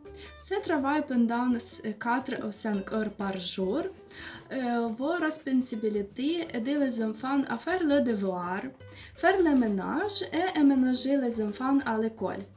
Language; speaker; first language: French; non-native, learner; Ukrainian